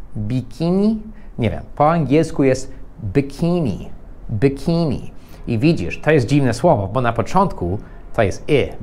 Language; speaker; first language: Polish; non-native, fluent; English